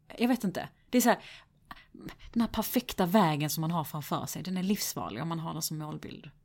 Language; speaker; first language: Swedish; native; Swedish